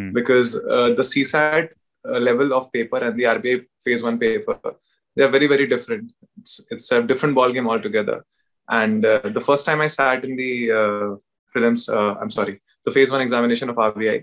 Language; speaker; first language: English; non-native, local second language; Hindi